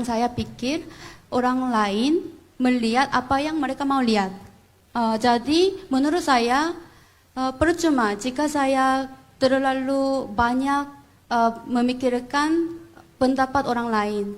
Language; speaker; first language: Indonesian; non-native, fluent; Korean